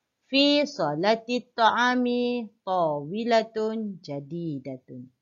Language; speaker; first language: Arabic; non-native, fluent; Malay